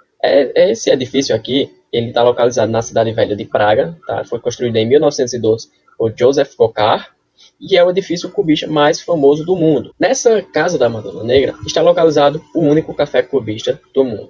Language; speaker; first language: Portuguese; native; Portuguese